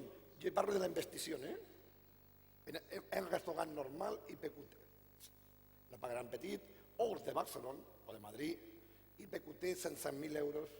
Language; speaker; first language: French; non-native, fluent; Catalan